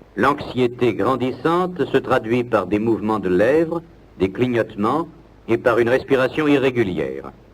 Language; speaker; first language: French; native; French